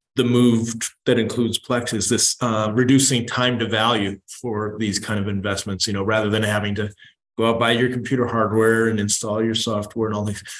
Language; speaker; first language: English; native; English